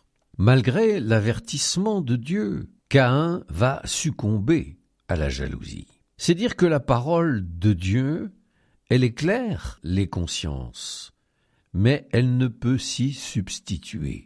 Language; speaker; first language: French; native; French